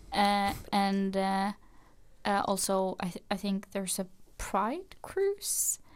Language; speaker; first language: English; non-native, fluent; Norwegian